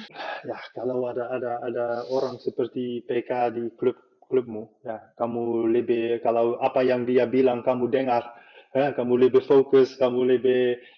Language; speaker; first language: Indonesian; non-native, fluent; Dutch